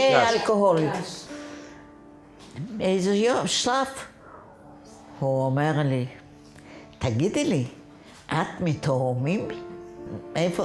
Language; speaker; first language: Hebrew; non-native, fluent; Yiddish